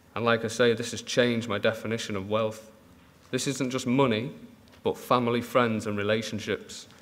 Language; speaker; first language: English; native; English